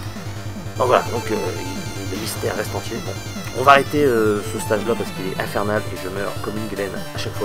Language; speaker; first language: French; native; French